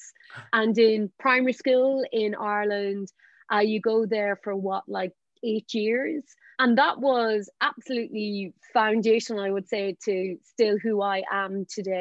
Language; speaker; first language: English; native; English